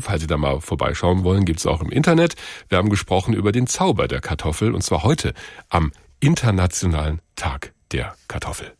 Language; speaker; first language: German; native; German